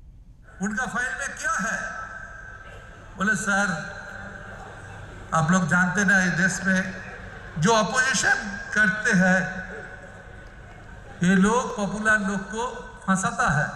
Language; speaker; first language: Hindi; non-native, local second language; Bangla